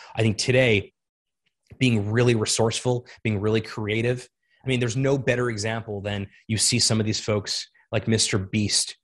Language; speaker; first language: English; native; English